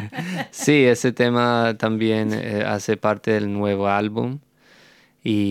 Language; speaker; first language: Spanish; non-native, fluent; English